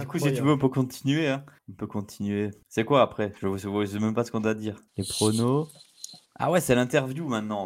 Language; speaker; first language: French; native; French